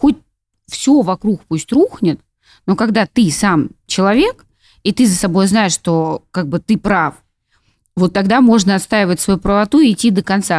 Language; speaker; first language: Russian; native; Russian